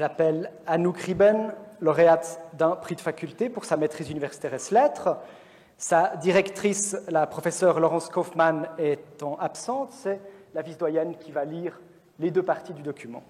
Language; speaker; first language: French; native; French